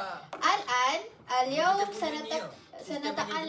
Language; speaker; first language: Arabic; non-native, learner; Malay